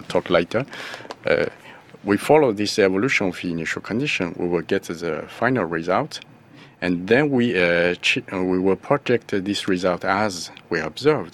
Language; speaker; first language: English; non-native, fluent; Chinese